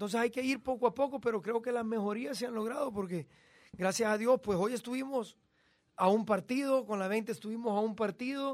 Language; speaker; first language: Spanish; native; Spanish